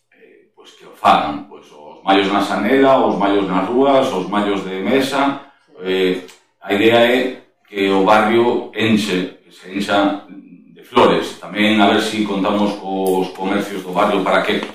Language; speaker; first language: Galician; non-native, local second language; Spanish